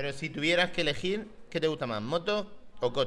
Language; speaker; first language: Spanish; native; Spanish